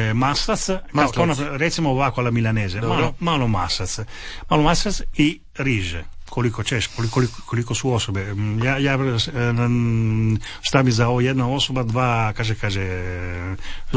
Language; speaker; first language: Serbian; non-native, local second language; Italian